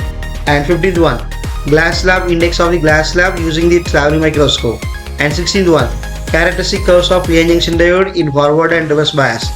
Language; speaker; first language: English; non-native, local second language; Telugu